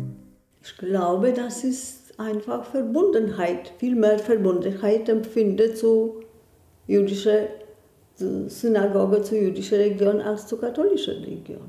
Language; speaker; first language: German; non-native, fluent; Polish